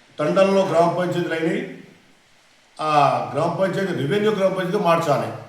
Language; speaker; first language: Telugu; non-native, local second language; Lambadi